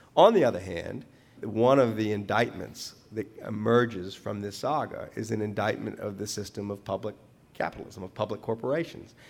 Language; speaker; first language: English; native; English